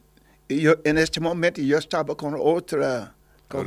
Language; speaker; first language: Spanish; non-native, learner; English